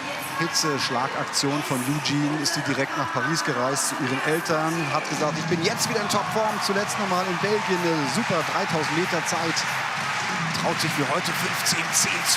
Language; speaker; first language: German; native; German